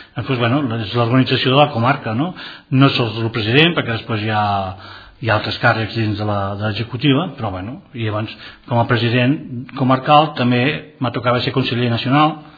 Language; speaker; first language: Catalan; non-native, local second language; Spanish